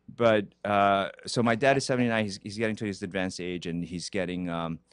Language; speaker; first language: English; non-native, fluent; Korean